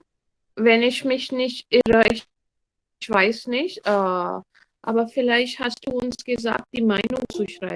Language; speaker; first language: German; non-native, fluent; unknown